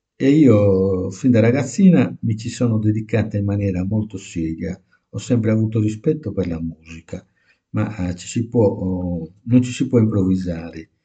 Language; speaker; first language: Italian; native; Italian